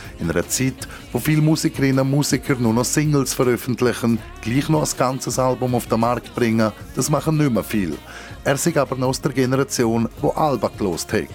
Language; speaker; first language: German; native; German